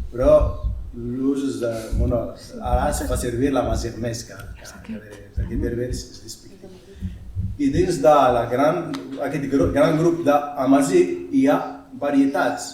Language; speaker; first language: Catalan; non-native, fluent; Berber languages